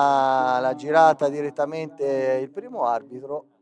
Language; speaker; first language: Italian; native; Italian